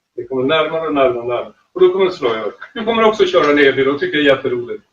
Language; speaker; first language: Swedish; native; Swedish